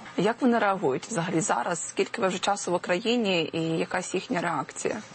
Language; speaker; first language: Ukrainian; native; Ukrainian